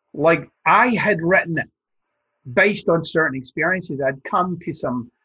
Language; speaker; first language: English; native; English